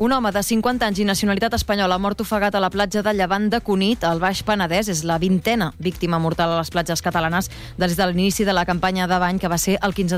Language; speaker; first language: Catalan; native; Catalan